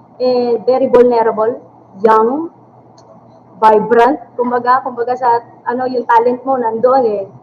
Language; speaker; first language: Filipino; native; Filipino